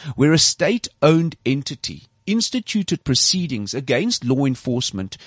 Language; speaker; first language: English; native; English